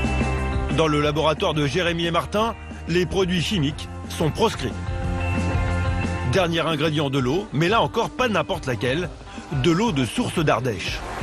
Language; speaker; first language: French; native; French